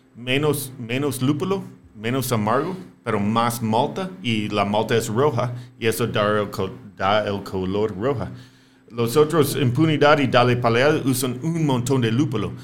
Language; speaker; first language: Spanish; non-native, fluent; English